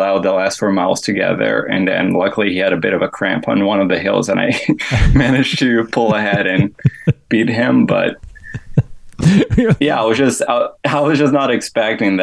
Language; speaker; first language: English; non-native, fluent; Portuguese